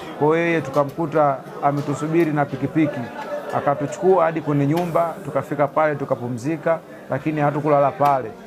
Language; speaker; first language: Swahili; native; Swahili